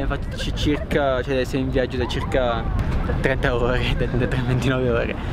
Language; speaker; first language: Italian; native; Italian